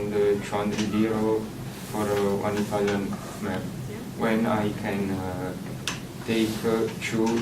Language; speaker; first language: English; non-native, learner; Italian